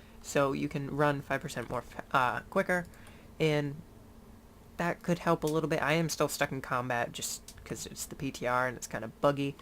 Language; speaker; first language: English; native; English